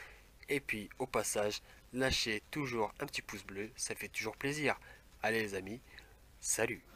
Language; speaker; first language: French; native; French